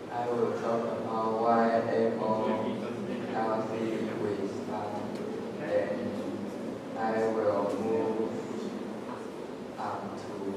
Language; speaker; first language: English; non-native, learner; Chinese